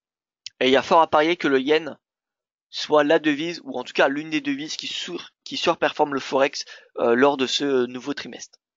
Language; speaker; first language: French; native; French